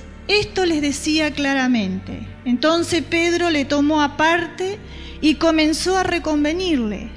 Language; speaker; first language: Spanish; native; Spanish